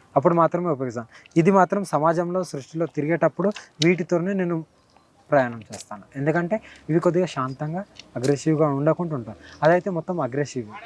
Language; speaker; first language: Telugu; native; Telugu